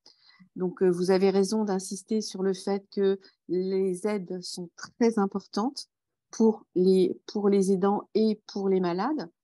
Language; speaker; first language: French; native; French